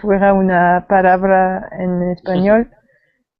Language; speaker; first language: Spanish; non-native, learner; French